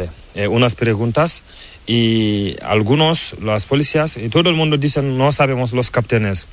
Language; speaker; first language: Spanish; non-native, learner; Fula